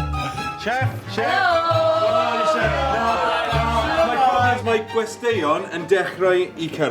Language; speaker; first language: Welsh; non-native, learner; English